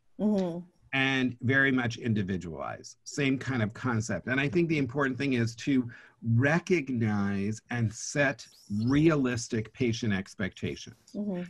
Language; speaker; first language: English; native; English